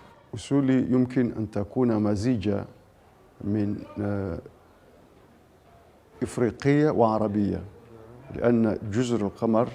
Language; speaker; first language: Arabic; non-native, local second language; Comorian